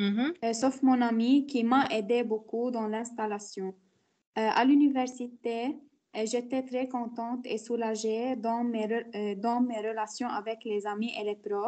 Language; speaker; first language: French; non-native, learner; Arabic